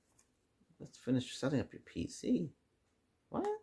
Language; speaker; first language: English; native; English